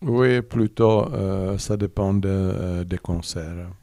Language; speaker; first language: French; non-native, learner; Czech